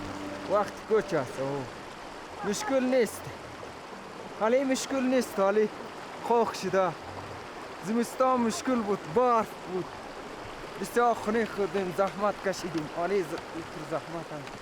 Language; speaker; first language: Persian; non-native, local second language; Kyrgyz